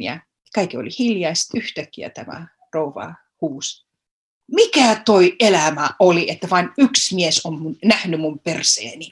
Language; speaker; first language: Finnish; non-native, fluent; Arabic